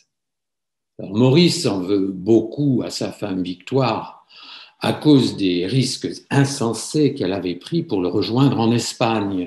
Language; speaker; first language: French; native; French